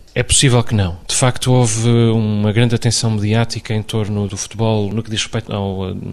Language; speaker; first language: Portuguese; native; Portuguese